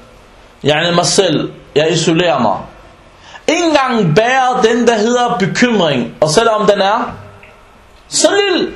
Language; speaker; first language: Danish; early bilingual, other home language; Arabic